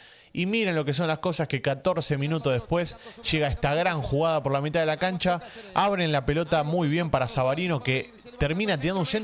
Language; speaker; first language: Spanish; native; Spanish